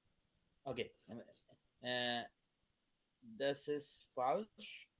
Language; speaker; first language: German; non-native, learner; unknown